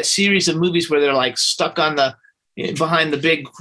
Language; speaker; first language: English; native; English